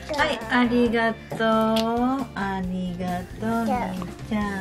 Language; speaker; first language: Japanese; non-native, learner; Filipino